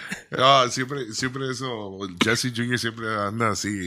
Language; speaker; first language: Spanish; early bilingual, heritage; Spanish